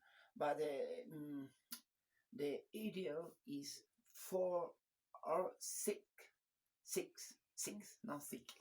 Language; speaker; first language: English; non-native, learner; Spanish